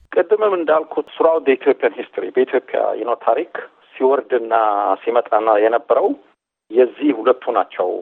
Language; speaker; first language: Amharic; non-native, local second language; Somali